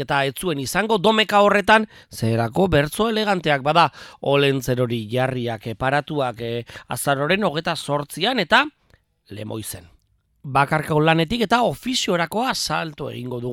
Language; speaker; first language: Basque; native; Basque